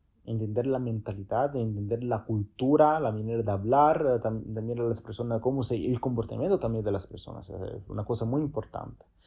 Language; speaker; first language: Spanish; non-native, fluent; Italian